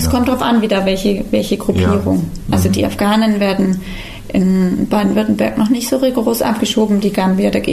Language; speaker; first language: German; native; German